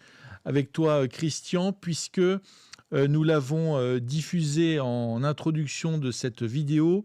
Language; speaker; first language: French; native; French